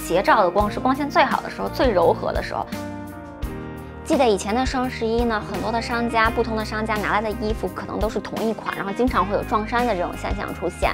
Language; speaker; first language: Chinese; native; Chinese